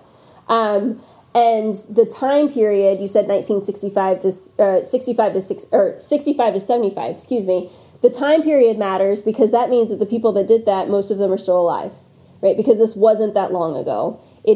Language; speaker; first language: English; native; English